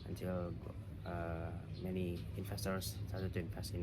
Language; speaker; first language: English; non-native, fluent; Indonesian